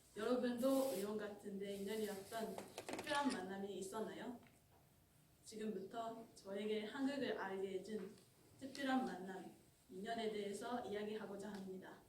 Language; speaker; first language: Korean; non-native, fluent; Japanese